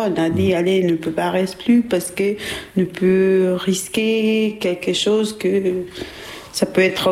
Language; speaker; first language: French; non-native, learner; Albanian